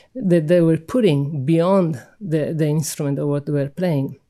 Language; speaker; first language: English; non-native, fluent; Italian